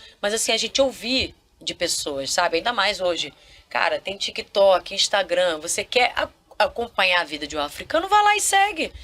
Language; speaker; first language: Portuguese; non-native, local second language; Kabuverdianu